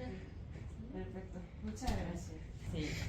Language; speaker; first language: Spanish; non-native, fluent; Korean